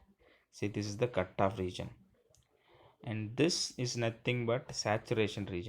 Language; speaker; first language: English; non-native, local second language; Tamil